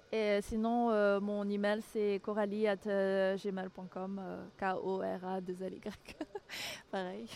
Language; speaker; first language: French; non-native, local second language; Malagasy